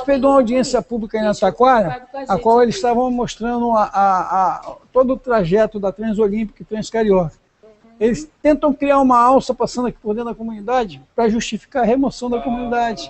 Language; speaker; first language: Portuguese; native; Portuguese